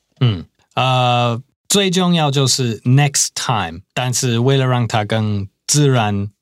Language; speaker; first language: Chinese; non-native, fluent; English